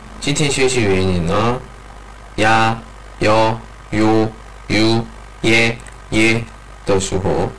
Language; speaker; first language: Chinese; non-native, learner; Korean